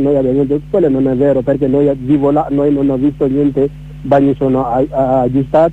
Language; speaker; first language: Italian; non-native, learner; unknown